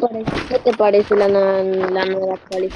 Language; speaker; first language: Spanish; native; Spanish